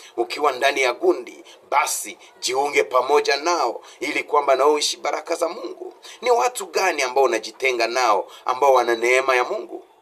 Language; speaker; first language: Swahili; native; Swahili